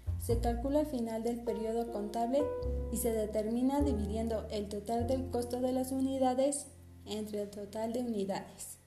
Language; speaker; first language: Spanish; native; Spanish